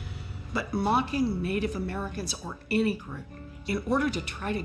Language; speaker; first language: English; native; English